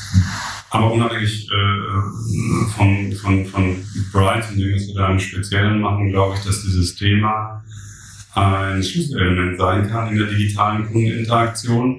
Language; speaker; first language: German; native; German